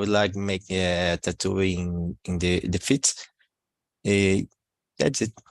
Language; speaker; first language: English; non-native, learner; Portuguese